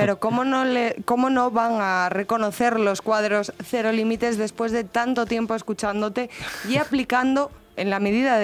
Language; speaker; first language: Spanish; native; Spanish